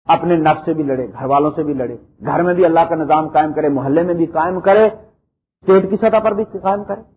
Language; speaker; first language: Urdu; native; Urdu